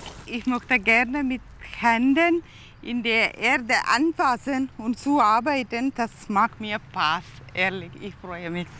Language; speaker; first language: German; non-native, learner; Tamil